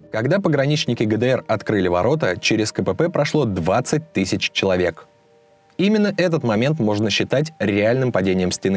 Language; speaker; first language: Russian; native; Russian